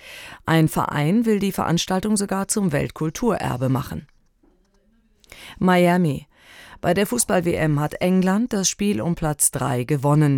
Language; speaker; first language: German; native; German